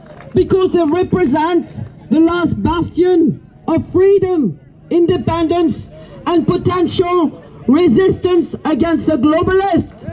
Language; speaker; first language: English; non-native, fluent; French